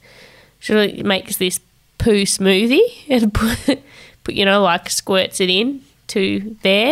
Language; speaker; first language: English; native; English